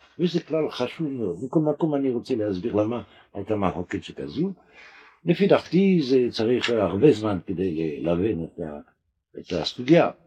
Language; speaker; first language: Hebrew; non-native, fluent; French